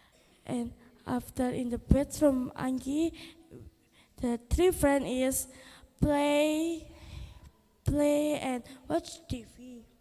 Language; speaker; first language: English; non-native, learner; Indonesian